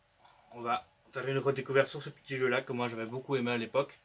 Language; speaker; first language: French; native; French